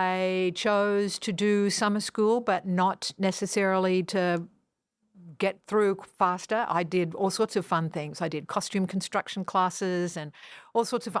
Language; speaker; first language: English; non-native, fluent; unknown